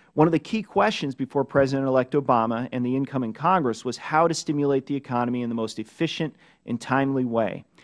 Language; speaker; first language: English; native; English